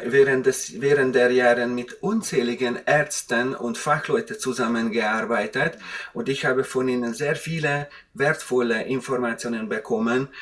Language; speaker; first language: German; non-native, fluent; Hungarian